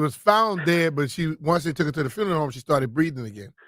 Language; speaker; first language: English; native; English